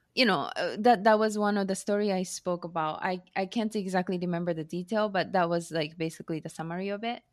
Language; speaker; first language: English; non-native, fluent; Japanese